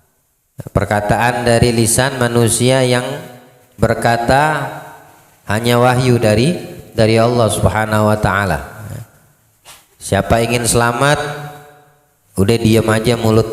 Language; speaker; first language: Indonesian; native; Indonesian